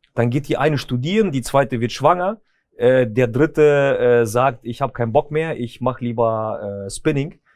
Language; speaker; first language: German; early bilingual, other home language; Russian